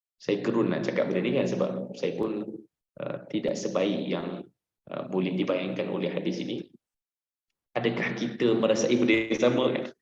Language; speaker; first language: Malay; native; Malay